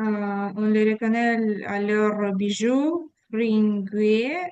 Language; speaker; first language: French; non-native, learner; Ukrainian